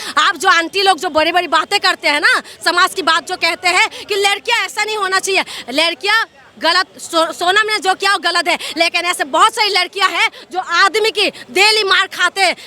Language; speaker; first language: Hindi; non-native, local second language; Assamese